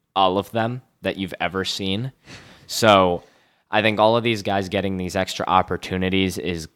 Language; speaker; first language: English; native; English